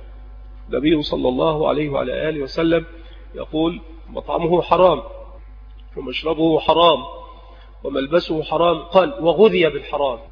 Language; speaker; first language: Arabic; native; Arabic